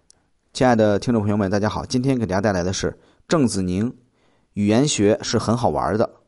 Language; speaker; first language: Chinese; native; Chinese